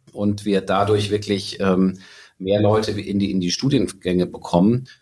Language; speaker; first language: German; native; German